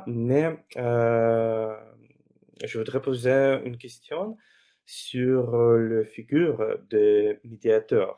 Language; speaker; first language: French; non-native, fluent; Russian